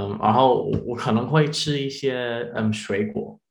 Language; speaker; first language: Chinese; non-native, learner; English